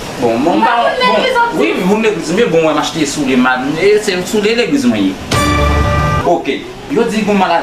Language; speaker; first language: French; non-native, learner; Haitian Creole